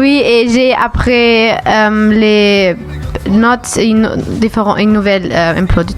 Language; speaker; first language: French; non-native, learner; German